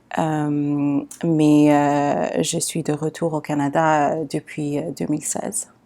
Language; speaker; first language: French; non-native, local second language; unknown